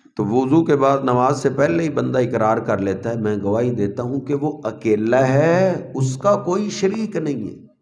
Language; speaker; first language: Urdu; non-native, local second language; Punjabi